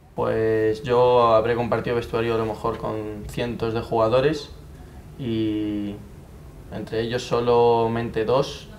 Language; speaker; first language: Spanish; native; Spanish